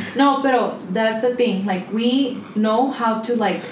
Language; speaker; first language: English; early bilingual, other home language; Spanish